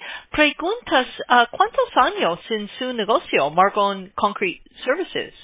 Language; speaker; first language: Spanish; non-native, learner; English